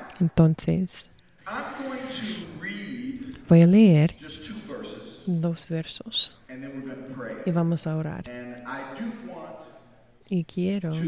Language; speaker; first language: Spanish; non-native, learner; English